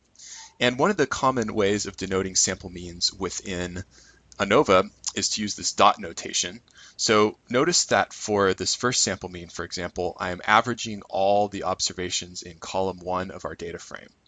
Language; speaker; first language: English; native; English